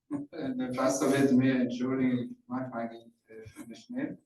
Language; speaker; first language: German; non-native, fluent; Rundi